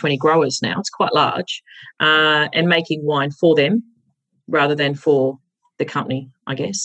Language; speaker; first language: English; native; English